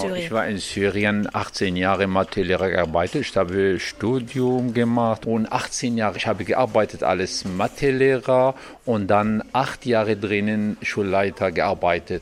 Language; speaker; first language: German; non-native, learner; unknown